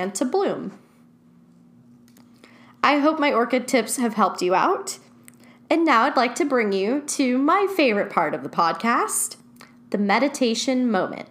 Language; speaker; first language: English; native; English